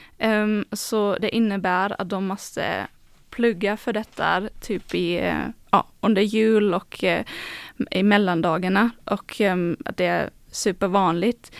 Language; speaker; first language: Swedish; non-native, fluent; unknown